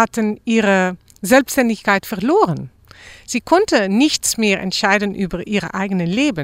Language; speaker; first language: German; non-native, fluent; Dutch